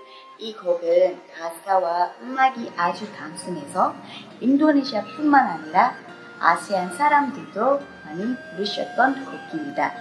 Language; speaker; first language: Korean; non-native, fluent; Indonesian